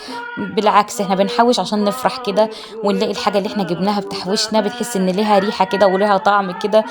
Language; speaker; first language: Arabic; native; Arabic